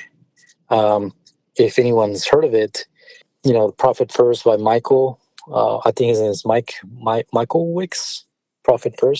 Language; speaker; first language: English; early bilingual, other home language; Spanish